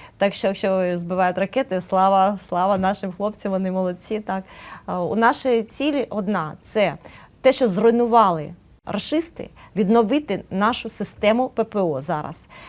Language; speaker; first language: Ukrainian; native; Ukrainian